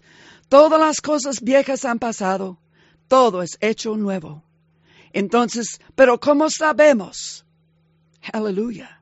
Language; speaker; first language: Spanish; non-native, fluent; English